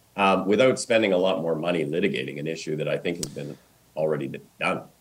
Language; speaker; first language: English; native; English